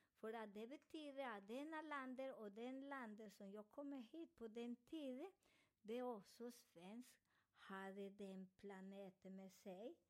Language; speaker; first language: Swedish; non-native, learner; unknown